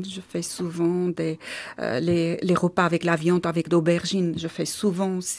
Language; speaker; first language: French; non-native, learner; Armenian